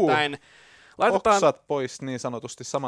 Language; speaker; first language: Finnish; native; Finnish